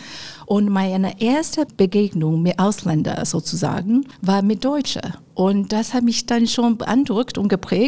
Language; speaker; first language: German; non-native, fluent; Chinese